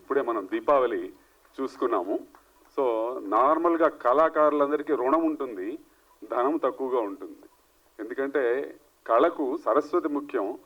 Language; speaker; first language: Telugu; native; Telugu